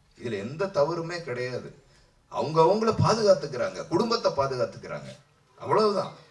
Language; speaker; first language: Tamil; native; Tamil